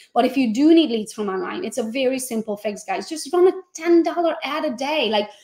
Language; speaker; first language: English; non-native, fluent; Hungarian